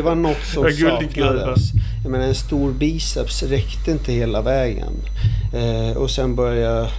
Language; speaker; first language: Swedish; early bilingual, other home language; Arabic